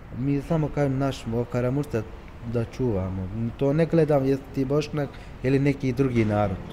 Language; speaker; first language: Croatian; early bilingual, heritage; Turkish